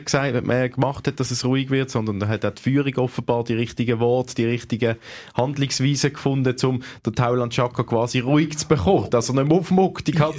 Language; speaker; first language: German; native; German